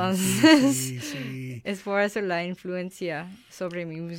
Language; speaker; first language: Spanish; non-native, learner; English